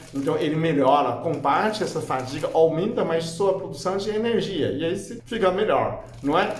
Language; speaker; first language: Portuguese; non-native, fluent; Chinese